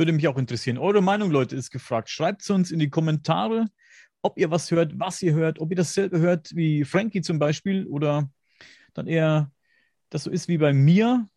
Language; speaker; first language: German; native; German